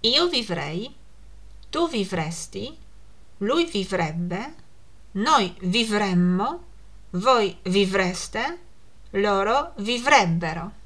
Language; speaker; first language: Italian; non-native, fluent; Polish